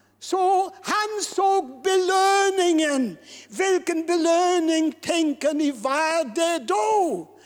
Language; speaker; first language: Swedish; non-native, fluent; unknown